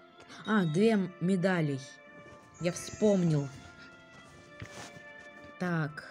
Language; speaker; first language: Russian; native; Russian